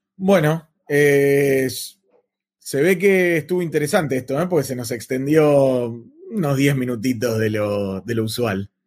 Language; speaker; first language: Spanish; native; Spanish